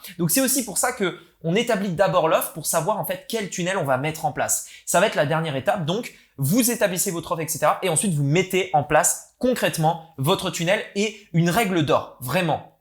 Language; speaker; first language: French; native; French